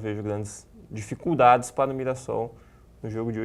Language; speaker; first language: Portuguese; native; Portuguese